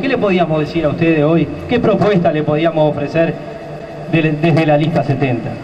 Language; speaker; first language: Spanish; native; Spanish